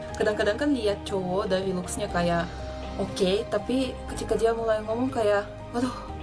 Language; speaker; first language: Indonesian; non-native, fluent; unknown